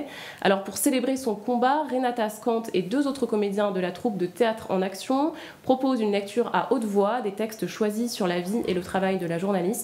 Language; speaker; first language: French; native; French